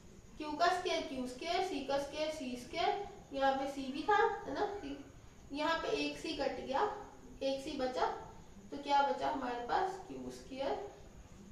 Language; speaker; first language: Hindi; native; Hindi